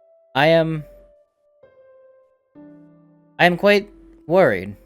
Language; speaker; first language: English; native; English